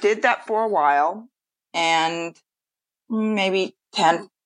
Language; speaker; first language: English; native; English